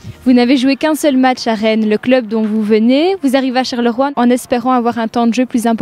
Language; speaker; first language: French; native; French